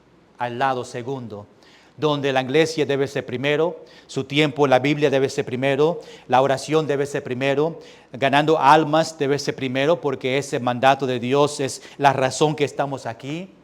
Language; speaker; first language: Spanish; early bilingual, heritage; Spanish